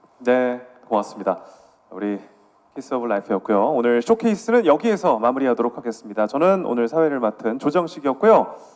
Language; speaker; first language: Korean; native; Korean